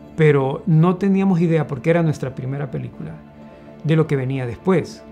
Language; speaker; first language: Spanish; native; Spanish